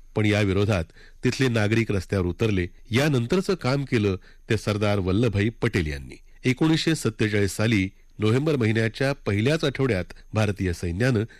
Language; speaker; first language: Marathi; native; Marathi